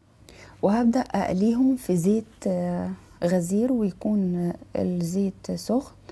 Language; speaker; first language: Arabic; native; Arabic